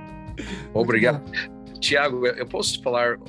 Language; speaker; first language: Portuguese; non-native, fluent; English